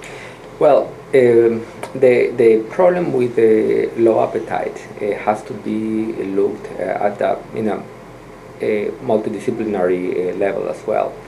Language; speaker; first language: English; non-native, fluent; Spanish